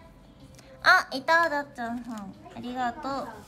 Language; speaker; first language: Japanese; native; Japanese